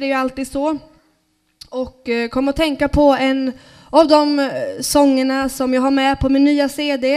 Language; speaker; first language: Swedish; native; Swedish